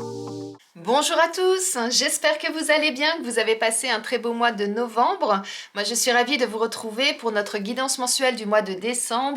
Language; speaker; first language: French; native; French